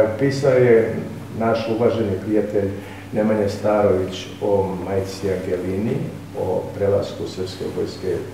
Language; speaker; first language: Serbian; non-native, local second language; Albanian